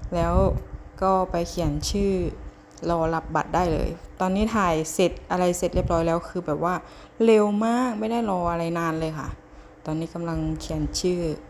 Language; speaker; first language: Thai; native; Thai